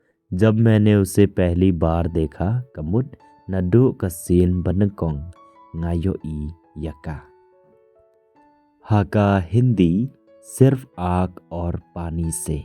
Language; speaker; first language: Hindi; non-native, local second language; Khasi